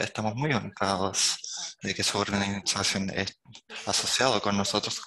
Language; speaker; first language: Spanish; non-native, fluent; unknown